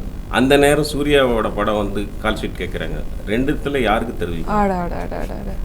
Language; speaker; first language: Tamil; native; Tamil